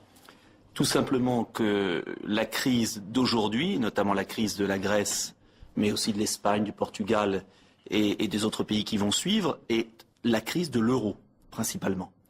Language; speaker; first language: French; native; French